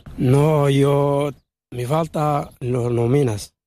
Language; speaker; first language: Spanish; non-native, learner; Arabic